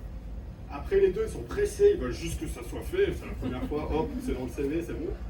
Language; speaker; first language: French; native; French